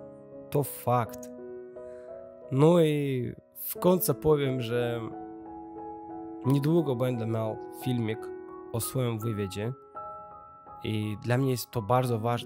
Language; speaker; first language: Polish; non-native, learner; Russian